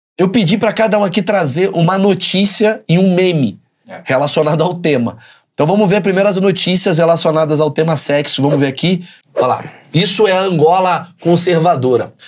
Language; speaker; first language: Portuguese; native; Portuguese